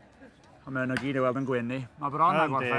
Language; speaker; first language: Welsh; native; Welsh